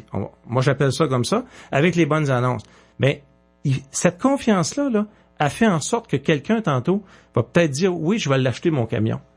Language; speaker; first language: French; native; French